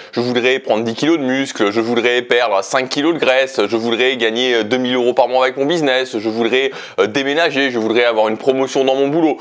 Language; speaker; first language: French; native; French